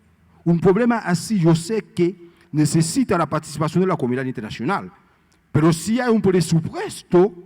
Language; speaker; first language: Spanish; non-native, fluent; Haitian Creole